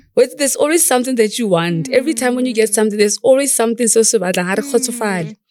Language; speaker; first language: English; non-native, local second language; Tswana